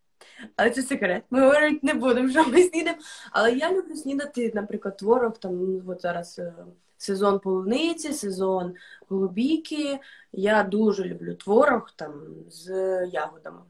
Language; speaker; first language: Ukrainian; non-native, local second language; Russian